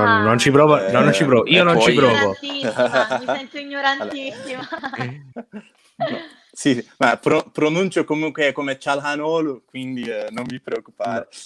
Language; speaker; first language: Italian; non-native, fluent; Turkish